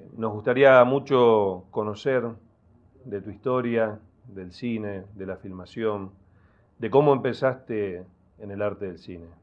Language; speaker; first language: Spanish; native; Spanish